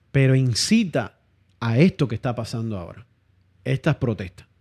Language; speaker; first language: Spanish; native; Spanish